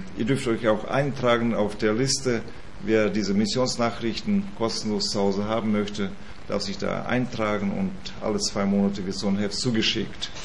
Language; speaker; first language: German; early bilingual, heritage; German